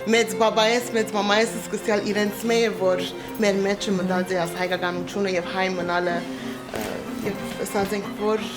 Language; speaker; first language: Armenian; early bilingual, heritage; Armenian